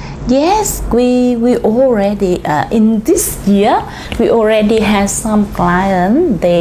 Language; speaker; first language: English; non-native, learner; Vietnamese